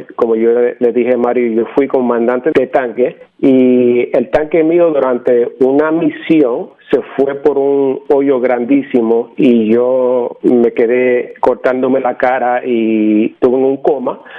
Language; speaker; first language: Spanish; native; Spanish